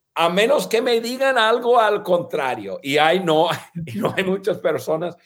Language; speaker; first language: Spanish; non-native, fluent; English